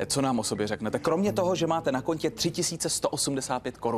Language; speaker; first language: Czech; native; Czech